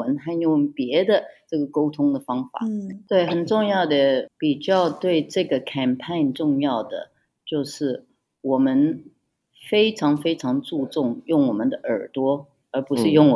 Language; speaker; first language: Chinese; early bilingual, heritage; Chinese